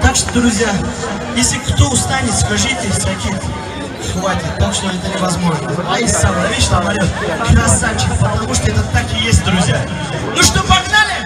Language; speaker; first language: Russian; non-native, fluent; Lezghian